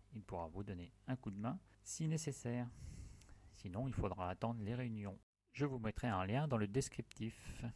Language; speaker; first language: French; native; French